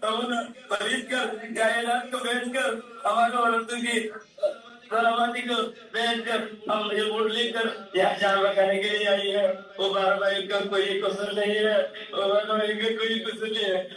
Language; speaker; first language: Hindi; non-native, learner; Rohingya